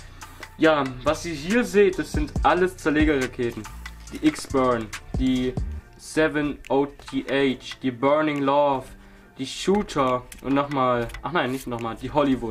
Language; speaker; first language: German; native; German